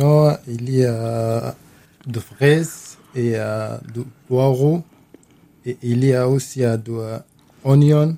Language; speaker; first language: French; non-native, learner; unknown